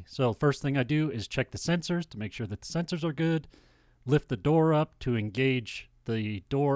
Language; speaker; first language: English; native; English